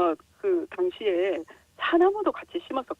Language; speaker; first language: Korean; native; Korean